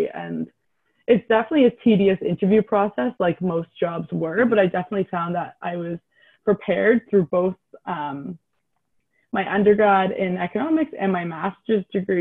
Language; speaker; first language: English; native; English